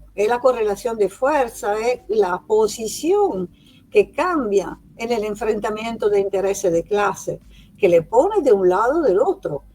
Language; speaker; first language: Spanish; non-native, fluent; Italian